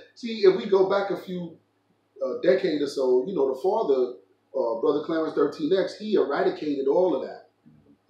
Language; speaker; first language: English; native; English